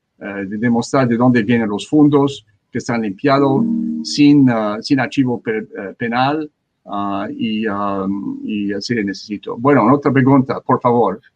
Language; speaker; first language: Spanish; non-native, learner; French